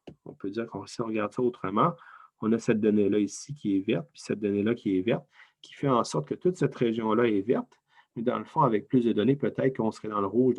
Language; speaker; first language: French; native; French